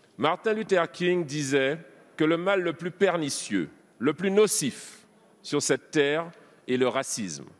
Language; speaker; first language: French; native; French